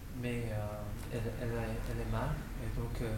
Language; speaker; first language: French; non-native, learner; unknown